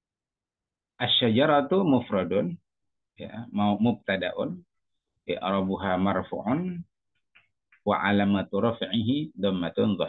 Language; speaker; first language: Arabic; non-native, fluent; Indonesian